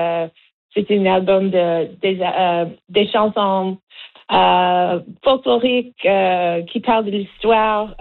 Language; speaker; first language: French; non-native, learner; English